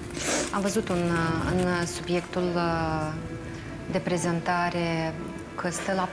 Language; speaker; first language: Romanian; native; Romanian